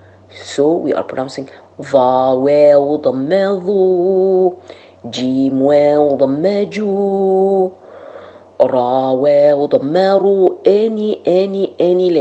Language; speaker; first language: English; non-native, fluent; Arabic